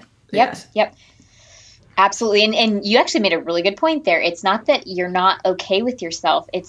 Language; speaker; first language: English; native; English